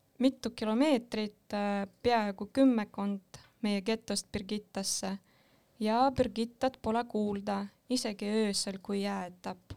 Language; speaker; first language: Estonian; non-native, local second language; Russian